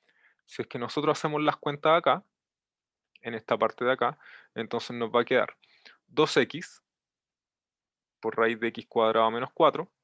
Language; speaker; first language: Spanish; native; Spanish